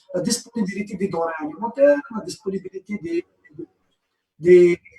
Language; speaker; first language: French; non-native, local second language; Arabic